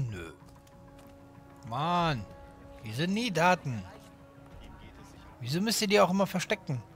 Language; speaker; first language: German; native; German